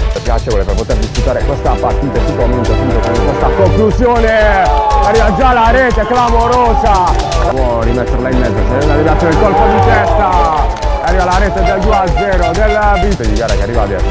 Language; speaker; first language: Italian; native; Italian